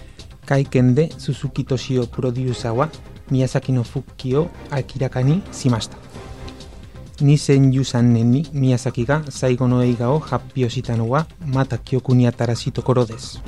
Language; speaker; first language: Japanese; non-native, learner; Spanish